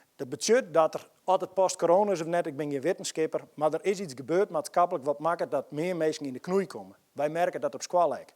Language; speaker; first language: Dutch; non-native, local second language; Western Frisian